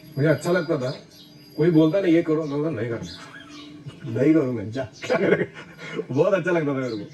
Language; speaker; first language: Hindi; non-native, local second language; Marathi